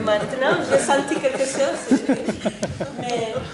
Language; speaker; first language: French; non-native, fluent; Spanish